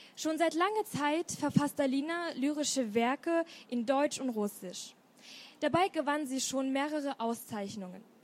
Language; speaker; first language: German; native; German